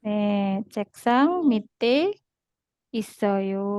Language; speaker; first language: Korean; non-native, learner; Indonesian